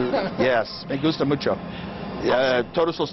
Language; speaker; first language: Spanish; non-native, learner; English